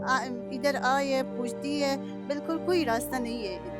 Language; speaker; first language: Hindi; non-native, learner; Persian